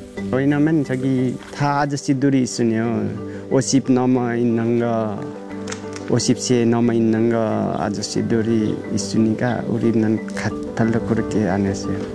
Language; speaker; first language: Korean; non-native, learner; Nepali